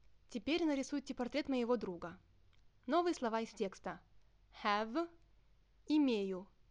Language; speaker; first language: Russian; native; Russian